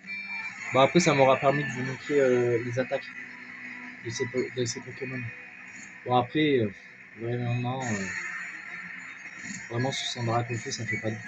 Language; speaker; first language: French; native; French